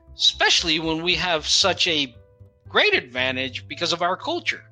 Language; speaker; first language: English; non-native, fluent; Portuguese